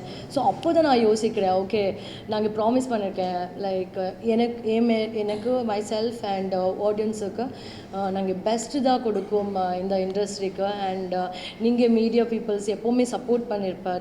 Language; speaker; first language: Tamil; non-native, learner; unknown